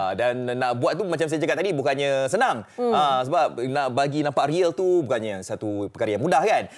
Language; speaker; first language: Malay; native; Malay